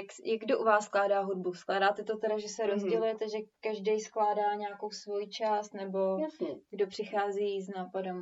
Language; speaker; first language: Czech; native; Czech